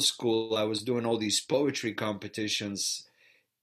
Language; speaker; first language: English; non-native, fluent; Bulgarian